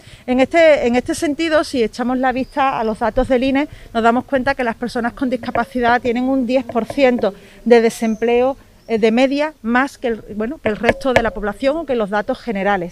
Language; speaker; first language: Spanish; native; Spanish